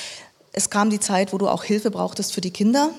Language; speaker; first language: German; native; German